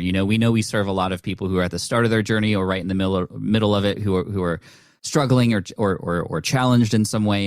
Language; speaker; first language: English; native; English